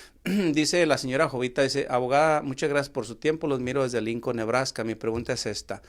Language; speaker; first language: Spanish; native; Spanish